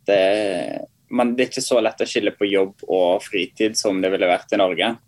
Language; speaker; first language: Norwegian; native; Norwegian